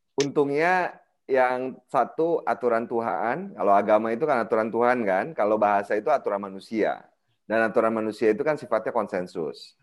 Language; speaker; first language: Indonesian; native; Indonesian